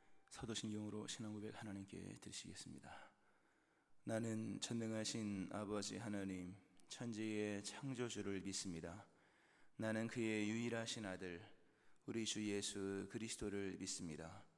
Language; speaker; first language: Korean; native; Korean